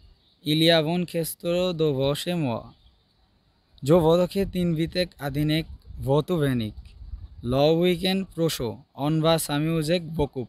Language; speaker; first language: French; non-native, learner; Bangla